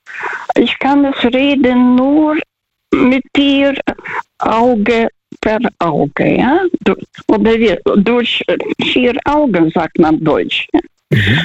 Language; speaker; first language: German; early bilingual, heritage; Russian